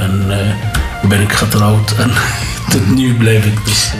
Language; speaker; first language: Dutch; non-native, learner; Arabic